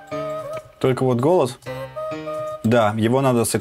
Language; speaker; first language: Russian; native; Russian